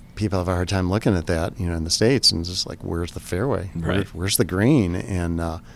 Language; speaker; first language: English; native; English